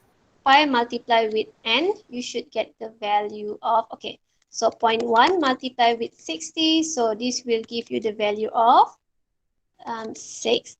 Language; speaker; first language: English; non-native, local second language; Malay